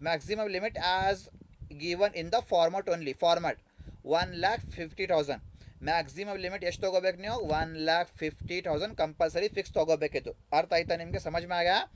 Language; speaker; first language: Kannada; non-native, local second language; Urdu